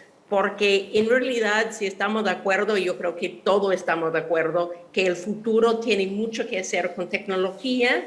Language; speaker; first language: Spanish; non-native, fluent; English